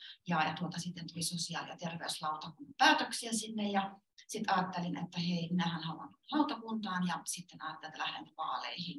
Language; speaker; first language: Finnish; native; Finnish